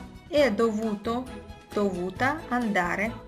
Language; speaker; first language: Italian; non-native, fluent; Russian